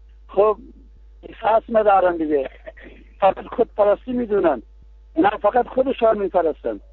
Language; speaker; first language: Persian; non-native, local second language; Kurdish